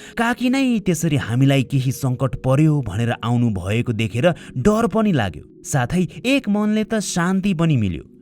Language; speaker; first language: Nepali; native; Nepali